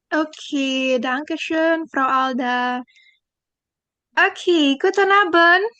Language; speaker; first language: German; non-native, fluent; Indonesian